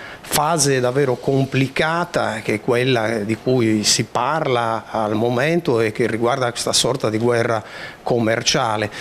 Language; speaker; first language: Italian; native; Italian